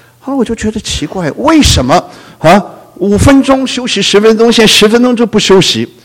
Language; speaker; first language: Chinese; non-native, local second language; Cantonese